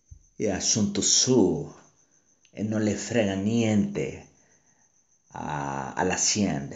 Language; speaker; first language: Italian; non-native, learner; Spanish